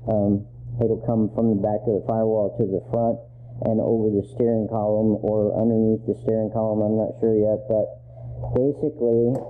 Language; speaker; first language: English; native; English